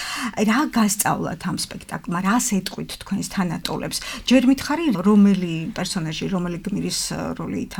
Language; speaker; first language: Georgian; native; Georgian